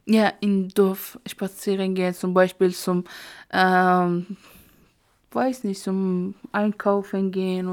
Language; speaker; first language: German; non-native, learner; Persian